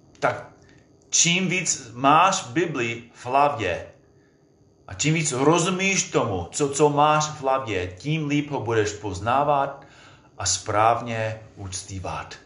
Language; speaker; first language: Czech; non-native, fluent; English